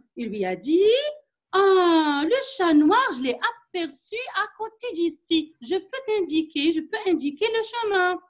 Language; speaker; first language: French; non-native, local second language; Arabic